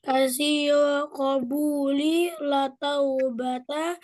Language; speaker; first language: Arabic; non-native, learner; Indonesian